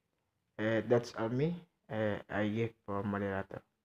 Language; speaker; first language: English; non-native, learner; Indonesian